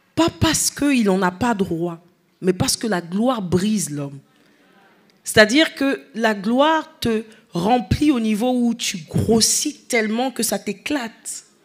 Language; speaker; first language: French; non-native, local second language; Lingala